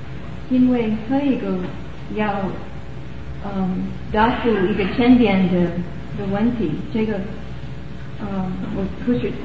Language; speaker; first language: Chinese; non-native, learner; English